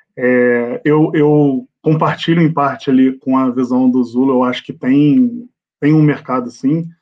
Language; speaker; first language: Portuguese; native; Portuguese